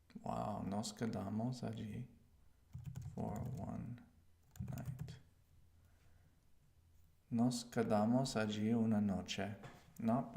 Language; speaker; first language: Spanish; non-native, learner; English